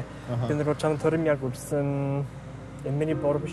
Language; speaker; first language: Mongolian; non-native, learner; English